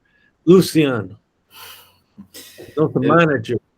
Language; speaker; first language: Portuguese; non-native, fluent; English